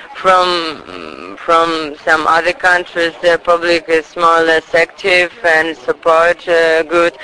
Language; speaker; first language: English; non-native, fluent; Russian